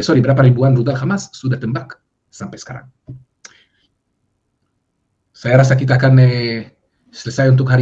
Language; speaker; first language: Indonesian; non-native, fluent; Hebrew